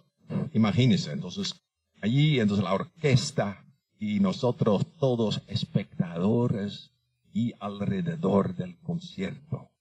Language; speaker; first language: Spanish; non-native, fluent; Dutch